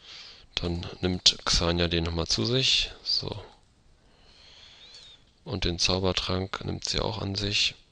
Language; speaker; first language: German; native; German